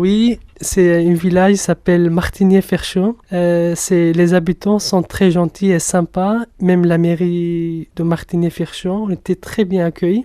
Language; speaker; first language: French; non-native, fluent; Kurdish